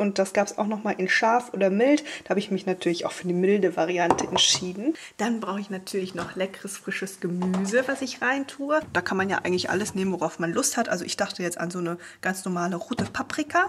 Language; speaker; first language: German; native; German